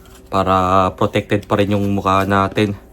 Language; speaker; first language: Filipino; native; Filipino